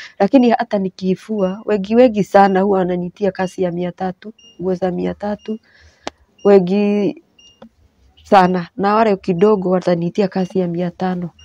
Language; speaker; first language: Swahili; non-native, local second language; Kikuyu